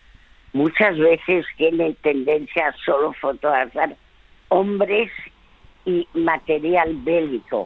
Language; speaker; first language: Spanish; early bilingual, other home language; French